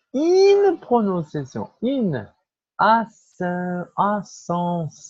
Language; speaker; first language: French; non-native, fluent; Portuguese